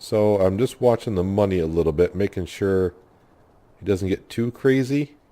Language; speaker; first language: English; native; English